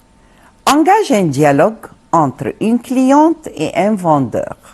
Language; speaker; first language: French; non-native, fluent; Arabic